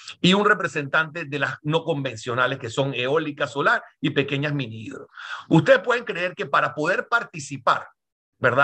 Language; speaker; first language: Spanish; native; Spanish